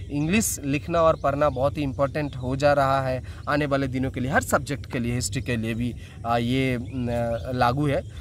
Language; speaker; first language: Hindi; non-native, local second language; Bangla